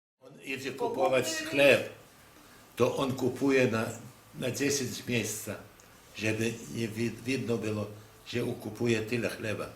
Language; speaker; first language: Polish; non-native, local second language; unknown